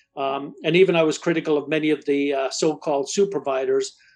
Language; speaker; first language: English; native; English